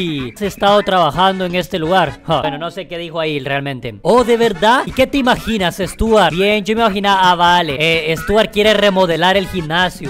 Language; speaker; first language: Spanish; native; Spanish